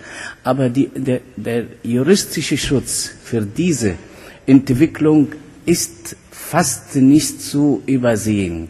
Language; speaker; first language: German; non-native, fluent; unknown